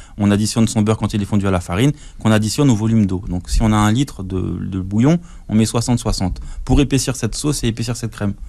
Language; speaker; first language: French; native; French